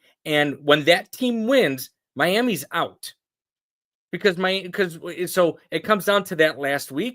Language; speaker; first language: English; native; English